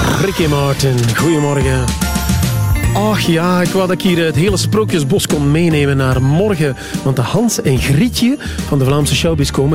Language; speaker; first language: Dutch; native; Dutch